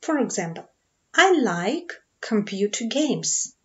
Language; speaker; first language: English; non-native, fluent; Ukrainian